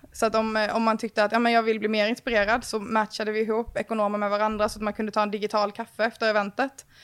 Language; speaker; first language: Swedish; native; Swedish